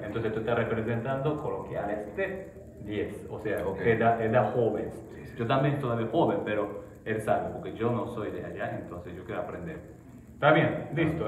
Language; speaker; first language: Spanish; non-native, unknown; Japanese